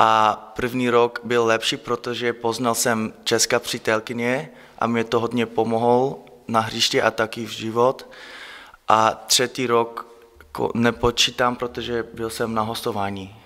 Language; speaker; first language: Czech; non-native, learner; Dutch